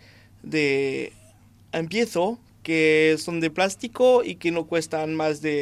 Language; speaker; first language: Spanish; non-native, fluent; French